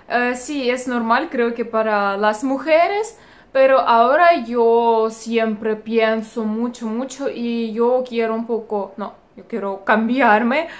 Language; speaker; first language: Spanish; non-native, learner; Russian